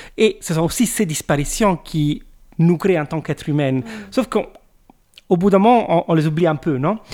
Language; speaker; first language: French; non-native, fluent; Italian